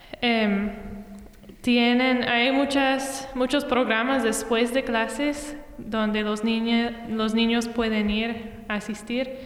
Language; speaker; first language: Spanish; non-native, fluent; English